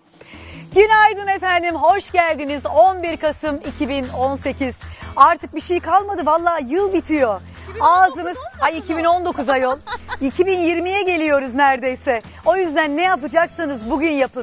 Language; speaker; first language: Turkish; native; Turkish